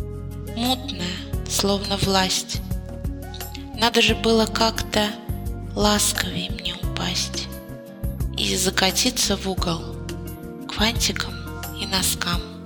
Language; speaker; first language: Russian; native; Russian